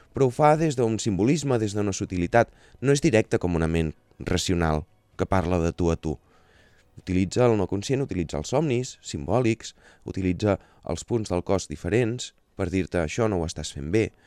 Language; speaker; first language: Catalan; native; Catalan